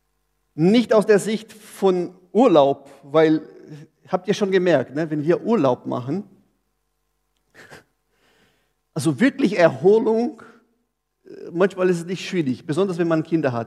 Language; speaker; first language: German; non-native, fluent; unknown